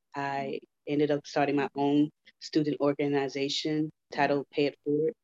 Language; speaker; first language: English; native; English